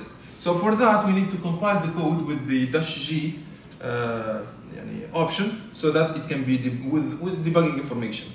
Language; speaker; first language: English; non-native, fluent; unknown